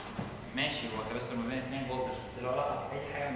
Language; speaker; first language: Arabic; native; Arabic